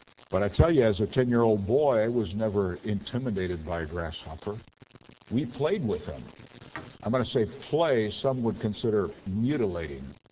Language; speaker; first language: English; non-native, fluent; French